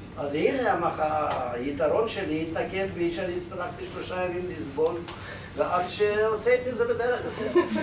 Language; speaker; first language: Hebrew; non-native, fluent; Polish